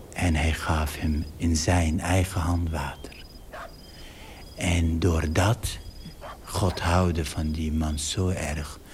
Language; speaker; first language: Dutch; non-native, fluent; Arabic